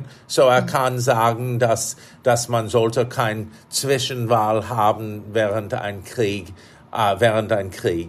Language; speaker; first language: German; non-native, fluent; English